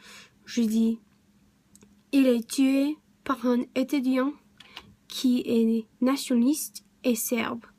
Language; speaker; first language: French; non-native, learner; English